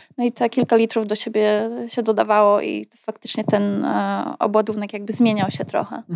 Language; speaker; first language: Polish; native; Polish